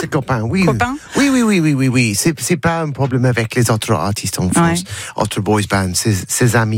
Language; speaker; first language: French; non-native, learner; English